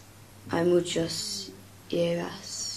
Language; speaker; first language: Spanish; non-native, learner; English